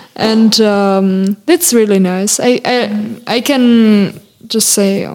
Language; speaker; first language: English; non-native, fluent; German